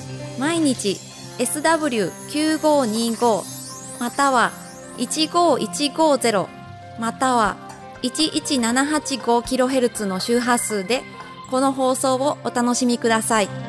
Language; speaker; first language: Japanese; non-native, fluent; Indonesian